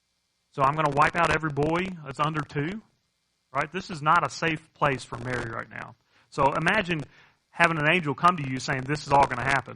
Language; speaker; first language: English; native; English